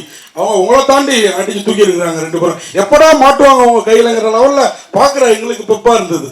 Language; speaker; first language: Tamil; native; Tamil